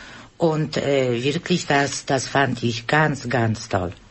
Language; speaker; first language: German; non-native, learner; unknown